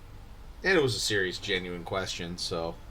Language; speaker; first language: English; native; English